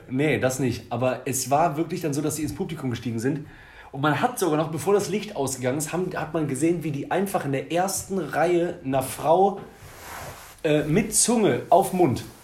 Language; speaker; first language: German; native; German